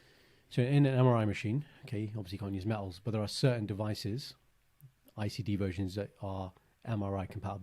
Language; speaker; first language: English; early bilingual, other home language; Punjabi